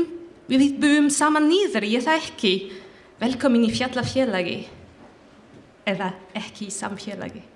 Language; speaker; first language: Icelandic; non-native, learner; French